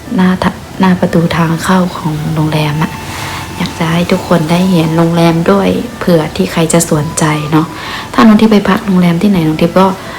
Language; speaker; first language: Thai; non-native, local second language; Khün